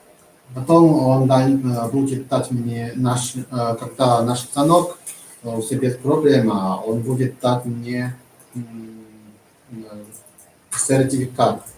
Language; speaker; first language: Russian; non-native, learner; Chinese